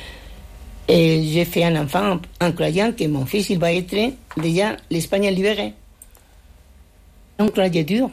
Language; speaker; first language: French; non-native, fluent; Spanish